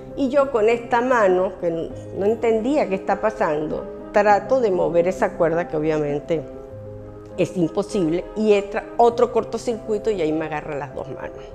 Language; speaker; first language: Spanish; early bilingual, other home language; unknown